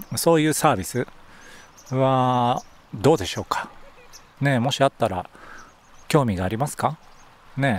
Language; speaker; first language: Japanese; native; Japanese